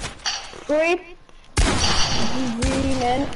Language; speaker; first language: English; non-native, learner; Slovak